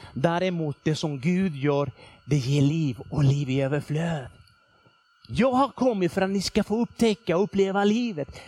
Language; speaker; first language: Swedish; non-native, fluent; Spanish